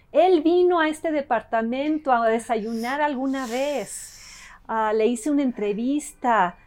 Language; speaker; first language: Spanish; early bilingual, other home language; English